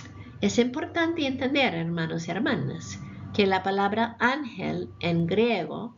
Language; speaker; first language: Spanish; non-native, fluent; English